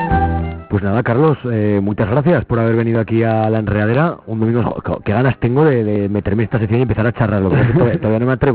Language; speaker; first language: Spanish; native; Spanish